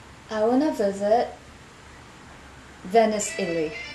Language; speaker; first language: English; non-native, learner; Japanese